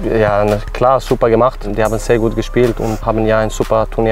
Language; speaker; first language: German; non-native, fluent; Swedish